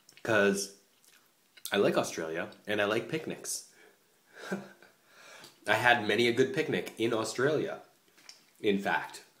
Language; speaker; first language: English; native; English